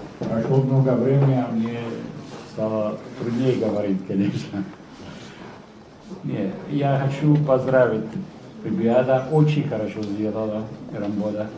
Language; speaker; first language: Russian; non-native, learner; Greek